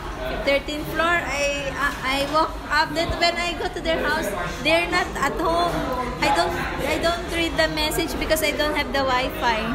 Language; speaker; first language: English; non-native, local second language; Filipino